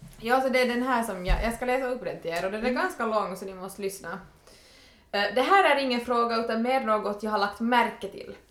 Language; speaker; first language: Swedish; native; Swedish